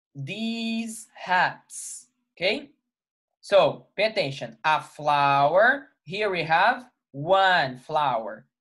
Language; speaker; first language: English; non-native, fluent; Portuguese